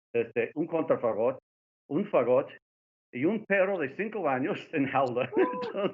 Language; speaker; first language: Spanish; non-native, fluent; English